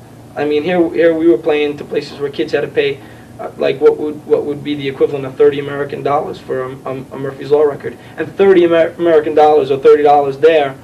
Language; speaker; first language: English; native; English